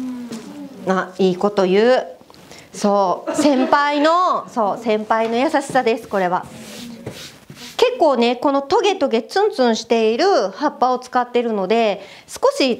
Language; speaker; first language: Japanese; native; Japanese